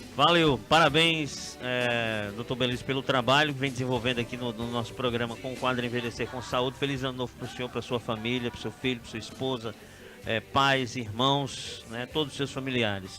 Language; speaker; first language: Portuguese; native; Portuguese